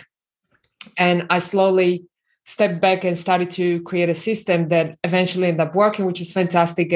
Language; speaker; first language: English; non-native, fluent; Slovak